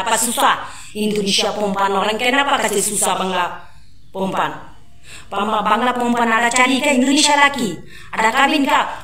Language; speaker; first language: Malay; non-native, learner; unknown